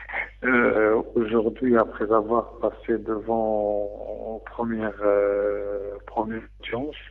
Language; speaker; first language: French; non-native, local second language; Arabic